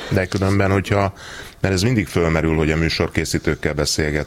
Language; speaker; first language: Hungarian; native; Hungarian